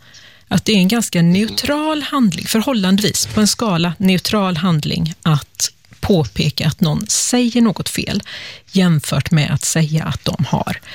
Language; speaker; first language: Swedish; native; Swedish